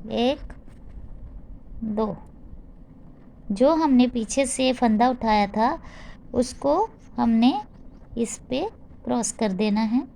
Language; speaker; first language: Hindi; non-native, local second language; Punjabi